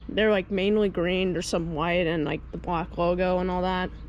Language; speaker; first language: English; native; English